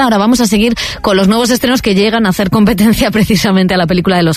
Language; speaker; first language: Spanish; native; Spanish